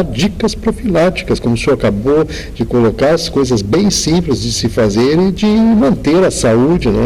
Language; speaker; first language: Portuguese; native; Portuguese